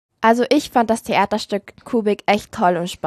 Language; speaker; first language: German; native; German